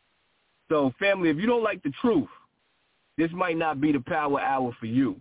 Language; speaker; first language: English; native; English